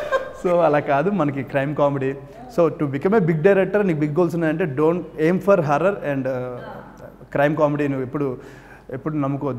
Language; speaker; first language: Telugu; native; Telugu